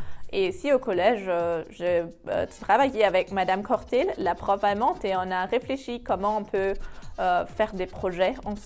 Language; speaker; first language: French; non-native, fluent; German